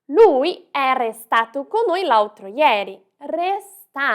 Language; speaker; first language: Italian; non-native, fluent; Portuguese